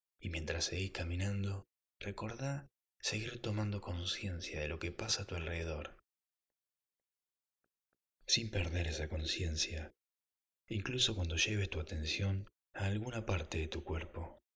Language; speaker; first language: Spanish; native; Spanish